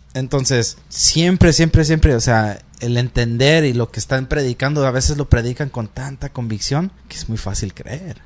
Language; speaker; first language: Spanish; early bilingual, heritage; Spanish